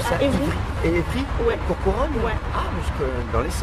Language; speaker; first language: French; native; French